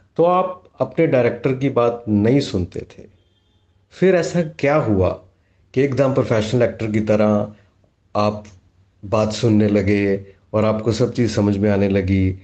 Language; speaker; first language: Hindi; native; Hindi